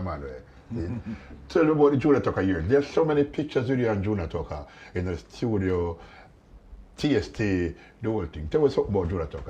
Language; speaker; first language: English; native; English